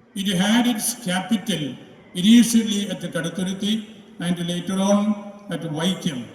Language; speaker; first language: English; non-native, local second language; Malayalam